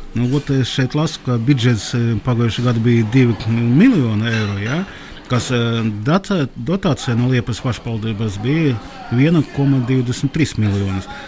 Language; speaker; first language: Latvian; non-native, local second language; Russian